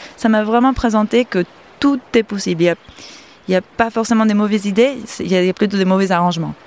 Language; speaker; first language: French; non-native, fluent; English